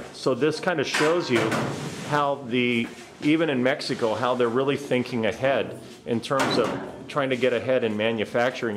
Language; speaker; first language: English; native; English